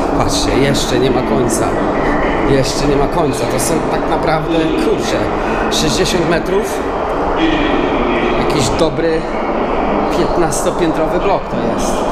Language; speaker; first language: Polish; native; Polish